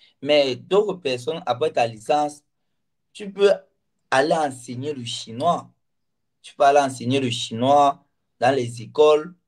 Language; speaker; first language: French; non-native, local second language; Ghomala